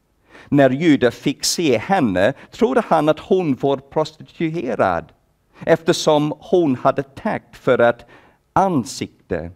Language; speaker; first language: Swedish; non-native, fluent; English